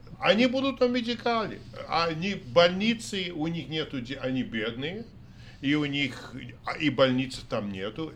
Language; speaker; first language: Russian; non-native, fluent; English